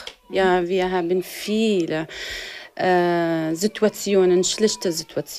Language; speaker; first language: German; non-native, learner; Ukrainian